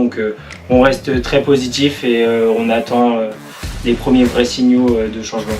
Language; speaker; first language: French; native; French